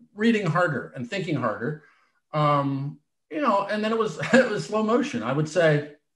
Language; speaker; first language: English; native; English